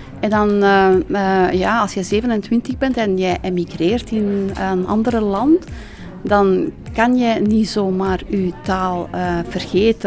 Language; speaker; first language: Dutch; non-native, fluent; Albanian